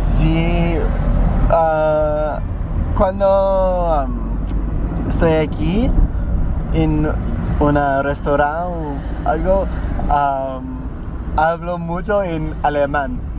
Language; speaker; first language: Spanish; non-native, learner; English